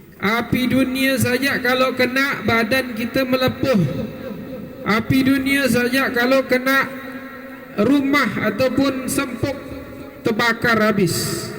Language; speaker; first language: Malay; native; Malay